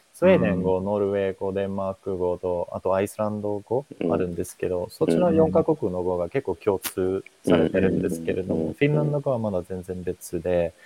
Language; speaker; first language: Japanese; non-native, fluent; Finnish